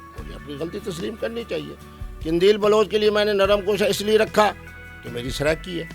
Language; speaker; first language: Urdu; non-native, local second language; Saraiki